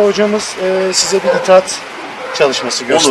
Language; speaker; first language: Turkish; native; Turkish